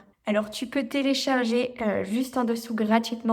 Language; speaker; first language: French; native; French